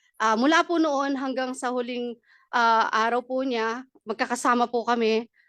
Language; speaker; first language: Filipino; non-native, local second language; Pampanga